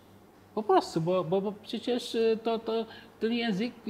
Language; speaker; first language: Polish; non-native, fluent; Wolof